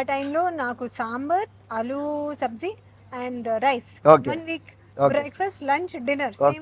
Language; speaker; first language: Telugu; non-native, learner; Hindi